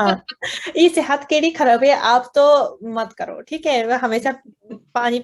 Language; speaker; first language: Hindi; non-native, fluent; Japanese